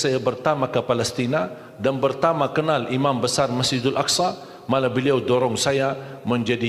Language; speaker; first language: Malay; non-native, fluent; Arabic